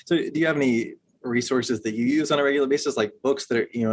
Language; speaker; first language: English; native; English